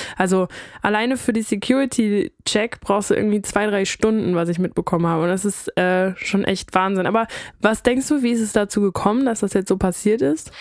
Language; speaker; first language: German; native; German